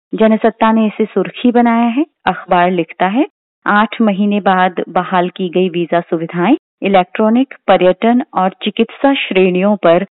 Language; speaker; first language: Hindi; native; Hindi